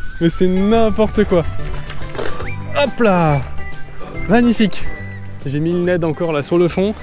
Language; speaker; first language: French; native; French